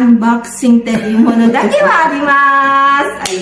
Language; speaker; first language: Japanese; non-native, learner; Filipino